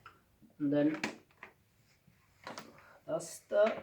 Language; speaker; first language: German; non-native, learner; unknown